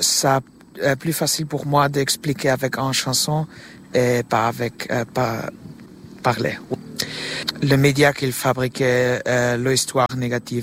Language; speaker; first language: French; non-native, learner; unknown